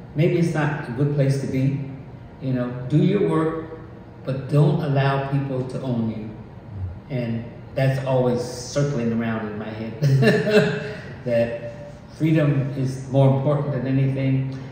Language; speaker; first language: English; native; English